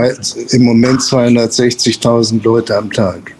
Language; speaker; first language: German; non-native, fluent; Spanish